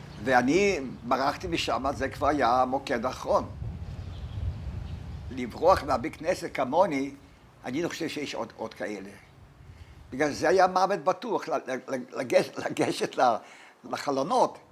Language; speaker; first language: Hebrew; non-native, fluent; Polish